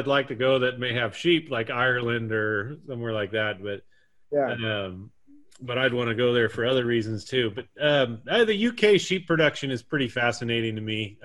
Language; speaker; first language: English; native; English